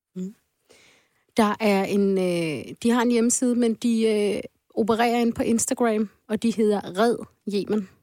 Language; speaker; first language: Danish; early bilingual, other home language; Arabic